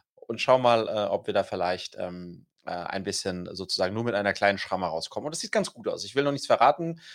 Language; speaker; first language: German; native; German